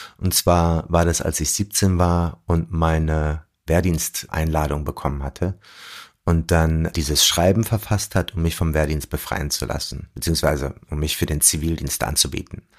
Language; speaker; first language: German; early bilingual, other home language; Arabic